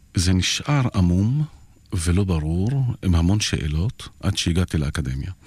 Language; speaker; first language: Hebrew; non-native, local second language; Arabic